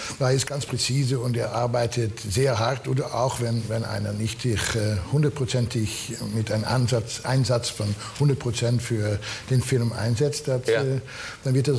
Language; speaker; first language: German; non-native, learner; Dutch